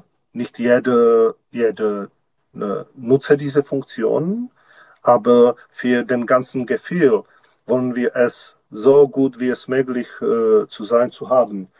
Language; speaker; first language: German; non-native, learner; Czech